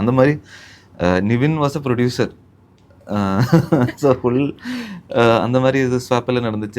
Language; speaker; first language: Tamil; early bilingual, heritage; Tamil